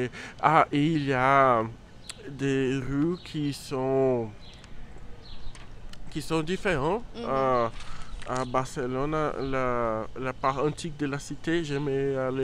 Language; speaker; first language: French; non-native, learner; Portuguese